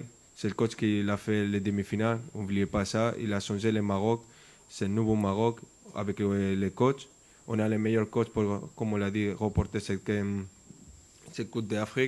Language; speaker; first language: French; non-native, fluent; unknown